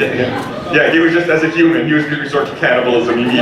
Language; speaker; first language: English; native; English